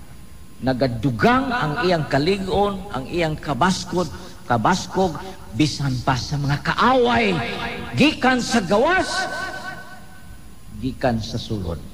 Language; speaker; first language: Cebuano; native; Cebuano